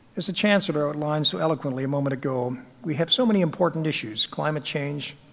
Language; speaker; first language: English; native; English